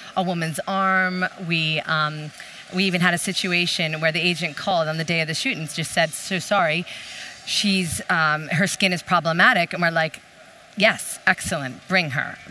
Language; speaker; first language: English; native; English